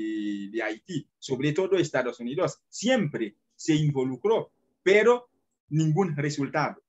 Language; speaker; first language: Spanish; non-native, fluent; Haitian Creole